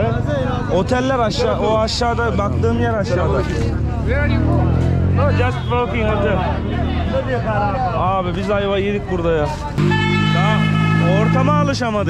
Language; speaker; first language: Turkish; native; Turkish